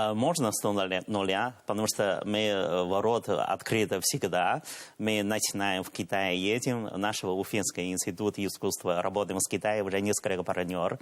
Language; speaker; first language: Russian; non-native, learner; Chinese